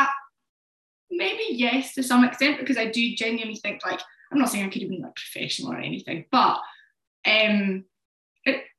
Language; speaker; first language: English; native; English